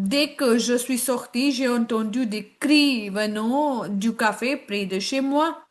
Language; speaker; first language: French; non-native, fluent; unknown